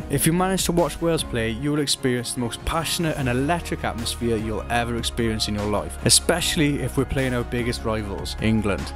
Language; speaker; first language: English; native; English